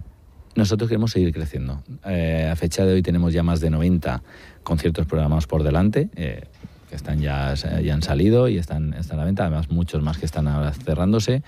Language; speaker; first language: Spanish; native; Spanish